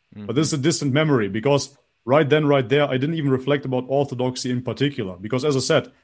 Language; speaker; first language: English; non-native, fluent; Macedonian